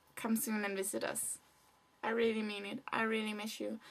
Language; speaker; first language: English; non-native, fluent; Danish